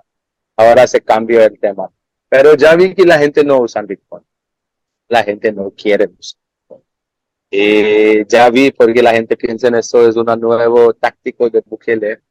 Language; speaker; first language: Spanish; non-native, learner; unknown